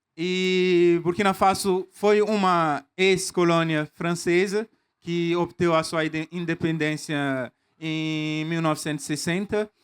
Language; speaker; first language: Portuguese; non-native, fluent; Mossi